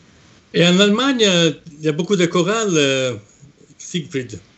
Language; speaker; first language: French; non-native, fluent; Italian